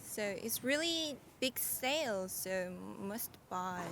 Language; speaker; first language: English; non-native, learner; Korean